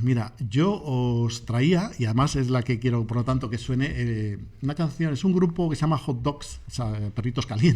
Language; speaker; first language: Spanish; native; Spanish